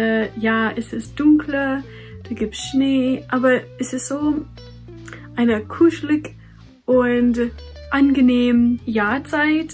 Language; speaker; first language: German; non-native, fluent; English